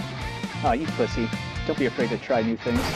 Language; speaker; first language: English; native; English